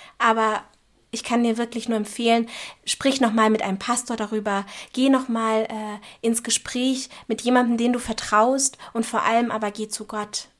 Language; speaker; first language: German; native; German